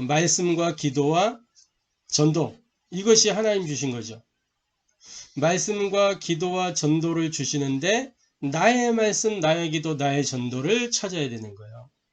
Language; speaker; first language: Korean; native; Korean